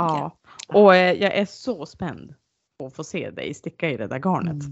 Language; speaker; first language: Swedish; native; Swedish